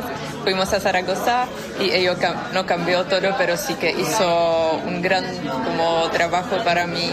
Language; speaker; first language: Spanish; non-native, fluent; Czech